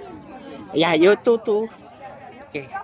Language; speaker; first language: English; non-native, learner; Filipino